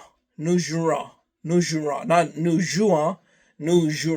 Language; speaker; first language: French; non-native, learner; English